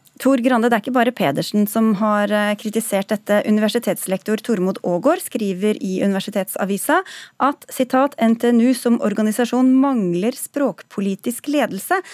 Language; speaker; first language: Norwegian; native; Norwegian